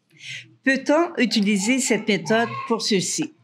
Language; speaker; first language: French; native; French